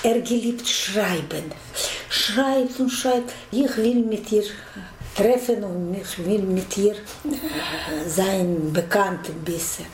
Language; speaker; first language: German; non-native, learner; Russian